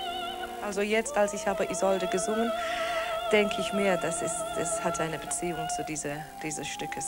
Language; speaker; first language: German; non-native, fluent; Welsh